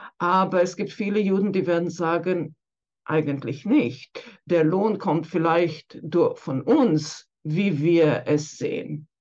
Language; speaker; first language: German; non-native, fluent; Hebrew